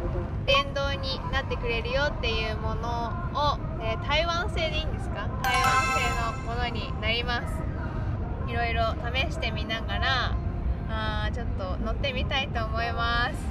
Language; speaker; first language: Japanese; native; Japanese